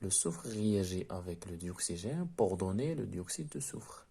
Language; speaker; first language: French; non-native, local second language; Arabic